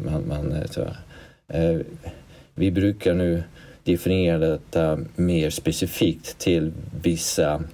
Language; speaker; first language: Swedish; non-native, fluent; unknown